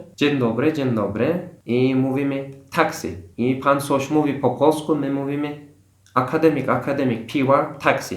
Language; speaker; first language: Polish; non-native, fluent; Turkish